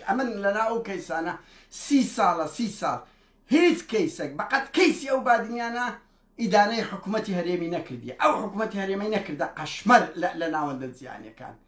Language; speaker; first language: Central Kurdish; native; Central Kurdish